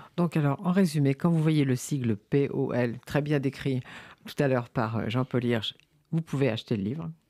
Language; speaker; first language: French; native; French